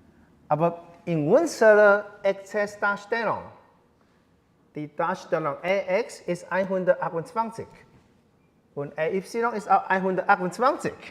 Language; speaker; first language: German; non-native, learner; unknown